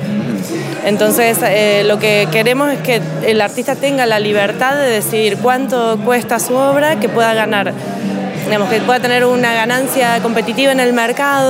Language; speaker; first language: Spanish; native; Spanish